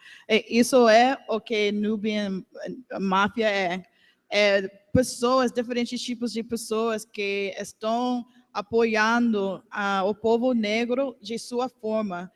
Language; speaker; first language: Portuguese; non-native, learner; English